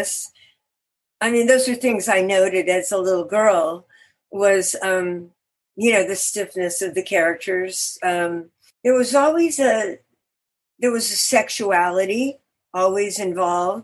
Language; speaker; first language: English; native; English